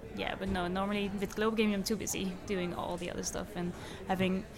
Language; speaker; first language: English; non-native, fluent; Dutch